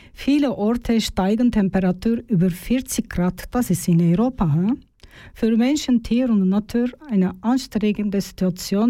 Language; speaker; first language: German; non-native, learner; Turkish